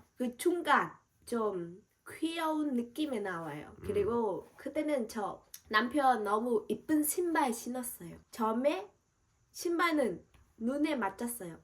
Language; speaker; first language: Korean; non-native, fluent; Vietnamese